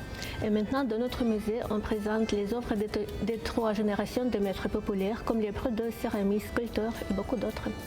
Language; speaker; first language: French; non-native, fluent; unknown